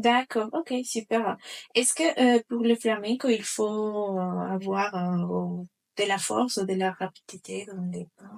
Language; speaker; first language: French; non-native, fluent; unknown